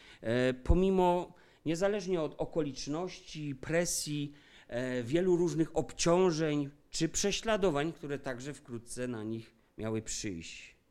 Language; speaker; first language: Polish; native; Polish